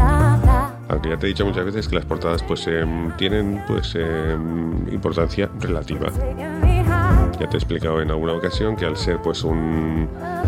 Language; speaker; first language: Spanish; native; Spanish